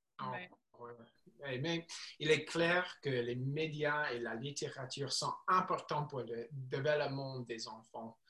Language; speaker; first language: French; non-native, learner; English